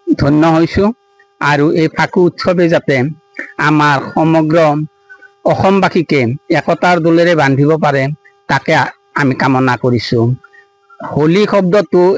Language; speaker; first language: Assamese; native; Assamese